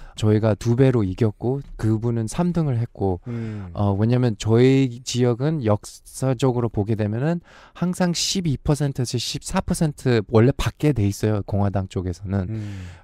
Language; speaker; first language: Korean; early bilingual, heritage; Korean